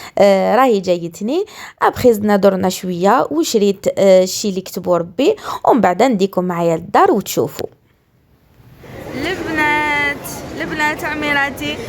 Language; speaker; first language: Arabic; native; Arabic